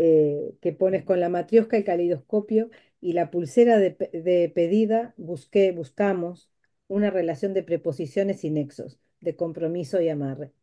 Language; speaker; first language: Spanish; native; Spanish